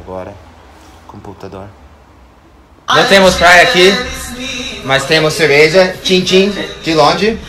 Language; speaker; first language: Portuguese; non-native, fluent; English